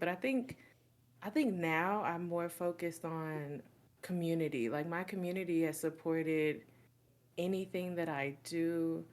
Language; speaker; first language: English; native; English